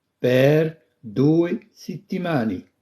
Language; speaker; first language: Italian; non-native, fluent; Arabic